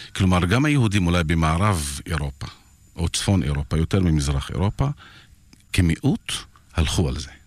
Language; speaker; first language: Hebrew; non-native, local second language; Arabic